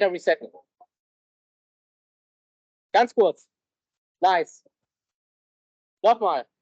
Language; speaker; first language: German; native; German